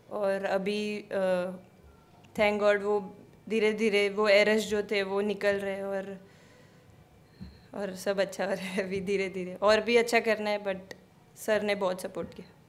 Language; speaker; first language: Hindi; native; Hindi